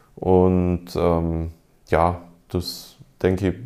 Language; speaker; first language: German; native; German